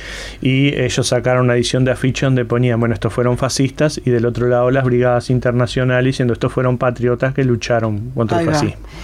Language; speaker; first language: Spanish; native; Spanish